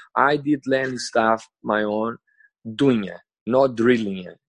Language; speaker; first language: English; non-native, learner; Portuguese